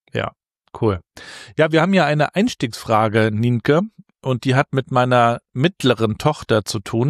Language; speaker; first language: German; native; German